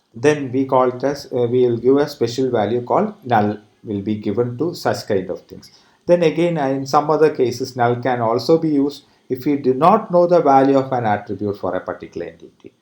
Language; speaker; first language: English; non-native, local second language; Malayalam